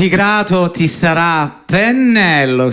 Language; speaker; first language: Italian; native; Italian